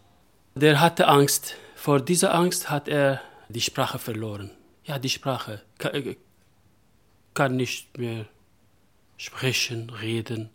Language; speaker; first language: German; non-native, local second language; Kurdish